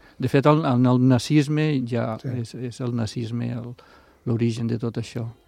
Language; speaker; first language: Catalan; native; Catalan